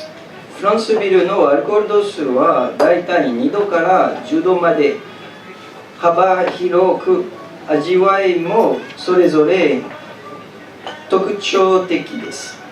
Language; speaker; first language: Japanese; non-native, fluent; French